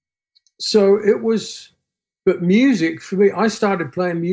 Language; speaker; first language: English; native; English